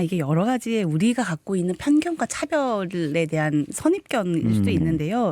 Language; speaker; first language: Korean; native; Korean